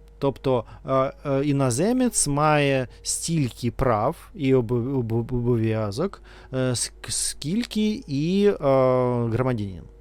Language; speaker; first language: Ukrainian; non-native, local second language; Russian